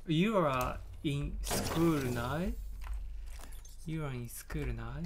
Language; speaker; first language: English; non-native, learner; Japanese